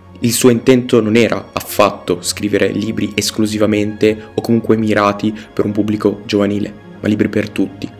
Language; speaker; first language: Italian; native; Italian